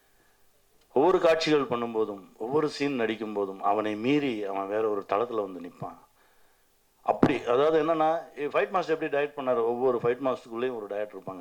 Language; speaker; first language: Tamil; native; Tamil